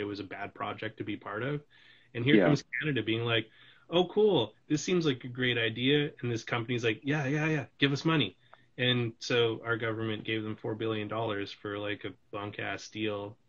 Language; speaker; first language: English; native; English